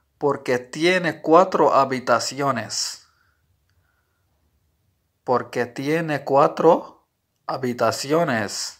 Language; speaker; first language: Spanish; non-native, learner; Urdu